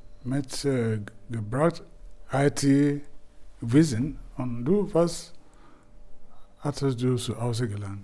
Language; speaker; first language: German; non-native, fluent; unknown